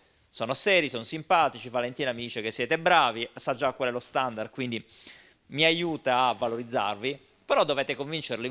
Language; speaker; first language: Italian; native; Italian